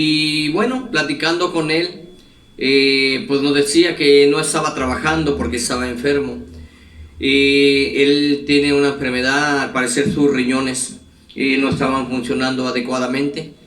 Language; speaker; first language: Spanish; native; Spanish